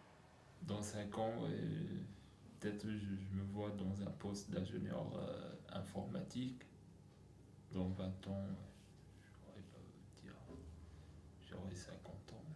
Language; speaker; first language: French; non-native, local second language; Arabic